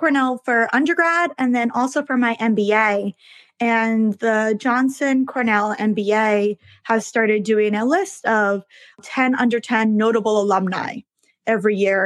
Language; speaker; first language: English; native; English